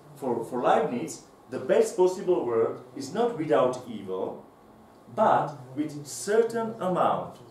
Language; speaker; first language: English; non-native, fluent; Slovak